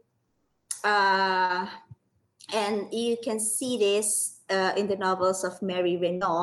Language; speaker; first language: English; non-native, local second language; Filipino